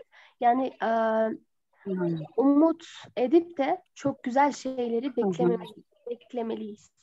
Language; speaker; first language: Turkish; non-native, fluent; Kyrgyz